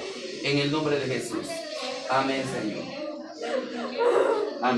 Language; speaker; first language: Spanish; native; Spanish